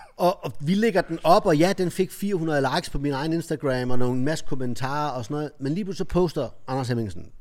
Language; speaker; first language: Danish; early bilingual, other home language; Turkish